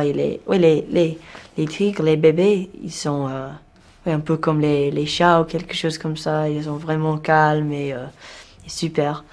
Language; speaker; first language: French; non-native, learner; English